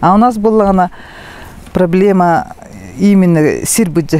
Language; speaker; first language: Russian; non-native, local second language; Yakut